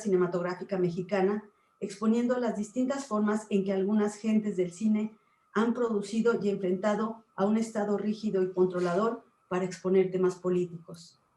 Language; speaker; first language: Spanish; native; Spanish